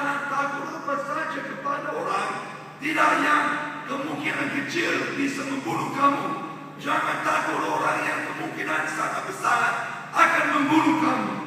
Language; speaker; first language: Indonesian; non-native, learner; English